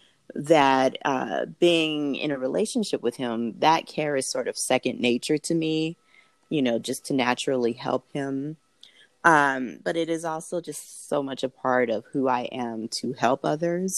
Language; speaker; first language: English; native; English